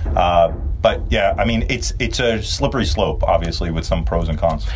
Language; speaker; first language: English; early bilingual, other home language; Turkish